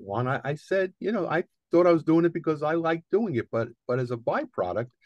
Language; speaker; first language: English; native; English